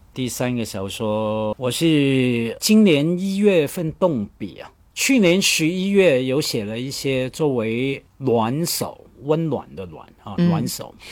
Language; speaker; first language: Chinese; non-native, local second language; Cantonese